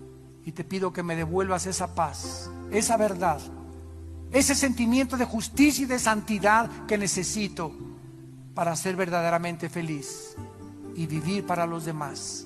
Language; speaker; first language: Spanish; native; Spanish